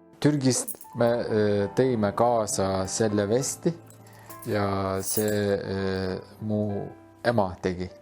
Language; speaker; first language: Estonian; non-native, learner; Turkish